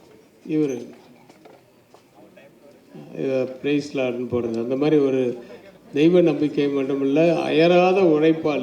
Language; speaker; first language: Tamil; native; Tamil